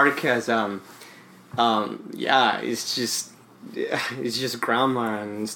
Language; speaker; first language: English; non-native, fluent; Spanish